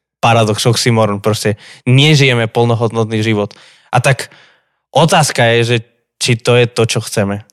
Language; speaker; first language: Slovak; non-native, fluent; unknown